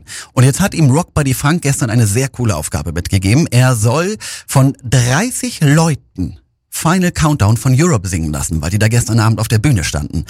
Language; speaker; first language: German; native; German